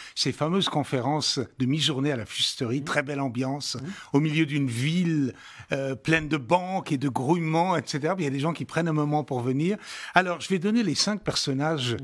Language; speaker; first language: French; native; French